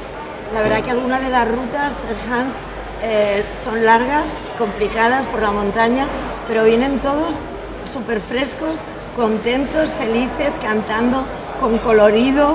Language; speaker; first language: Spanish; native; Spanish